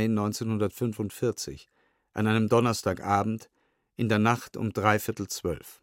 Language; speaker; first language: German; native; German